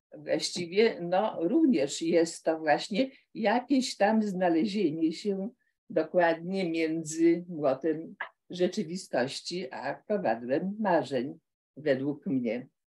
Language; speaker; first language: Polish; native; Polish